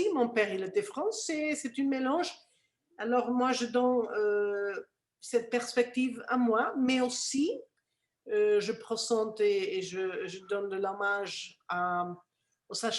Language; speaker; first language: French; non-native, fluent; Spanish